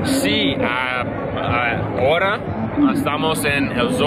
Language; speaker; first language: Spanish; non-native, learner; English